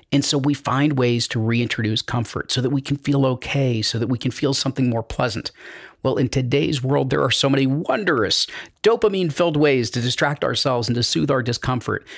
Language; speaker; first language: English; native; English